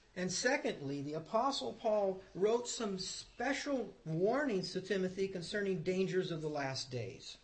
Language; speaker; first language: English; native; English